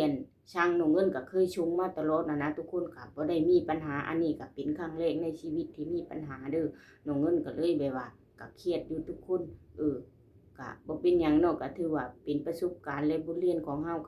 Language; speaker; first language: Thai; non-native, local second language; Lao